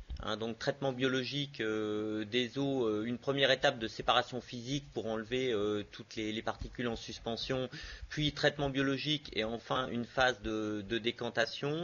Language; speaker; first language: French; native; French